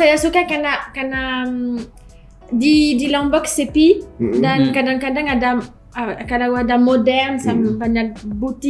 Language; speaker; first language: Indonesian; non-native, learner; French